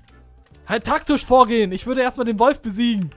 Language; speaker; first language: German; native; German